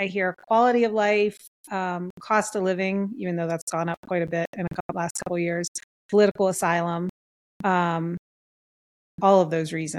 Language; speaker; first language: English; native; English